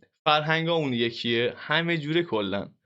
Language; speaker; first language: Persian; native; Persian